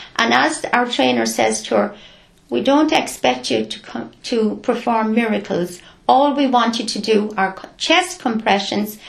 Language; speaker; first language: English; native; English